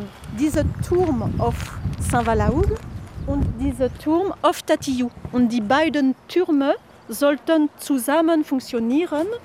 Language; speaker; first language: German; non-native, fluent; French